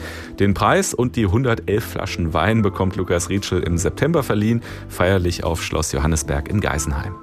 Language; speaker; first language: German; native; German